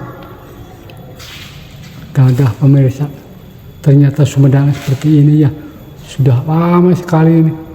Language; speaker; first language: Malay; non-native, local second language; Sundanese